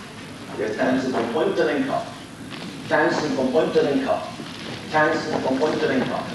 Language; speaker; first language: German; non-native, learner; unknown